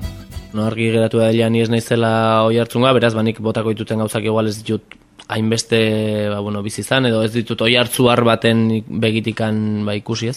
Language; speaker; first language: Basque; native; Basque